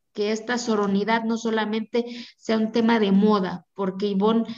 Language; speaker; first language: Spanish; non-native, local second language; Zapotec